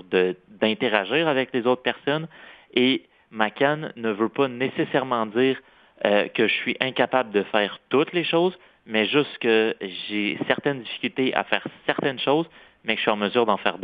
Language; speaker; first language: French; native; French